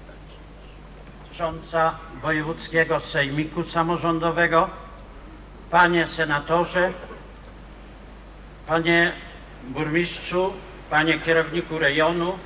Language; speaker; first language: Polish; native; Polish